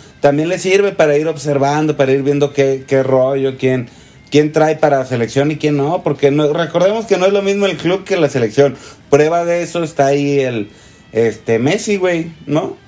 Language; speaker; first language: Spanish; native; Spanish